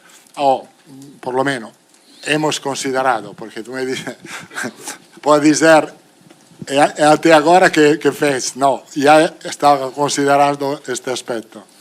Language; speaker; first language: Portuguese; non-native, fluent; Italian